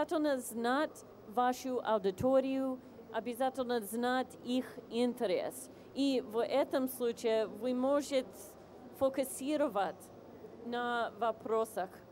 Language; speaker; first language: Russian; non-native, fluent; English